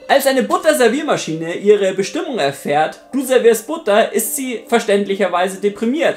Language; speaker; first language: German; native; German